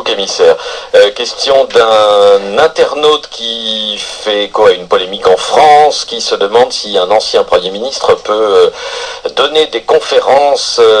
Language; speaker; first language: French; native; French